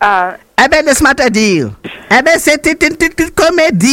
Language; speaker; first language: French; native; French